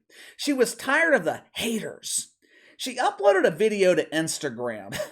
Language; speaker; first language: English; native; English